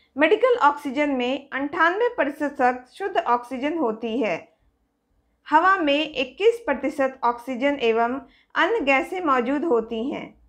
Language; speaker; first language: Hindi; native; Hindi